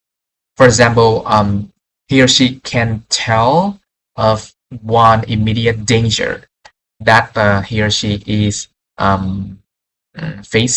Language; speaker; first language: English; non-native, fluent; Vietnamese